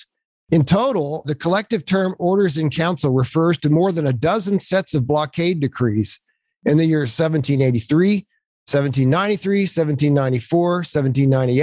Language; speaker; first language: English; native; English